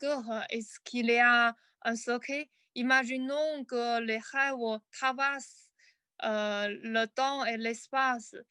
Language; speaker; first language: French; non-native, learner; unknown